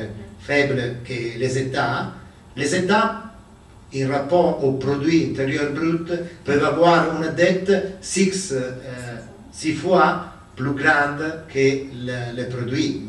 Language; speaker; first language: French; non-native, learner; Italian